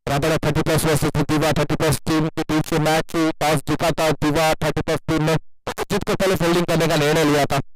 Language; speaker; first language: Hindi; non-native, local second language; Marathi